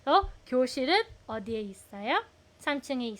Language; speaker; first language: Korean; non-native, fluent; Filipino